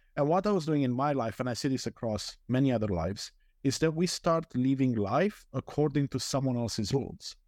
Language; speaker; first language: English; non-native, fluent; Romanian